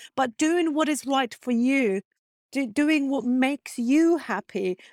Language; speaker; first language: English; non-native, fluent; Turkish